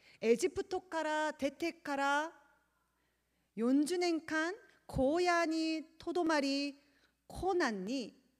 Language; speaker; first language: Japanese; non-native, learner; Korean